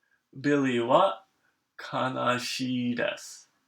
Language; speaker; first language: Japanese; non-native, fluent; English